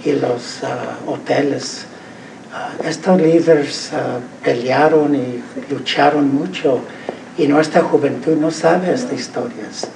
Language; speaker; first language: Spanish; early bilingual, heritage; Spanish